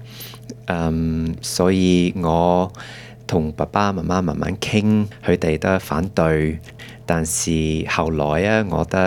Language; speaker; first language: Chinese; early bilingual, heritage; Cantonese